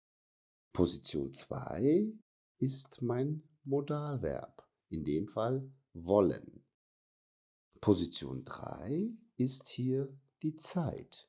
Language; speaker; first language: German; non-native, fluent; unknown